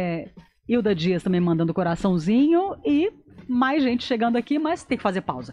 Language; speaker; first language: Portuguese; native; Portuguese